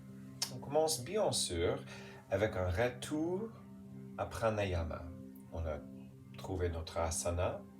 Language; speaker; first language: French; non-native, fluent; English